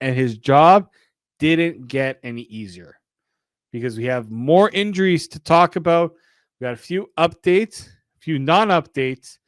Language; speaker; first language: English; native; English